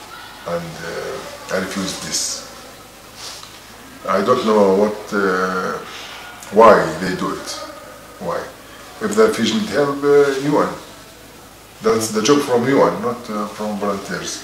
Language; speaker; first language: English; non-native, learner; Arabic